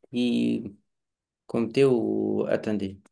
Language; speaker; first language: French; non-native, learner; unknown